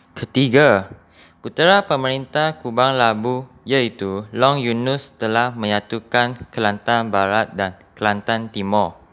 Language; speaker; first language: Malay; non-native, local second language; Chinese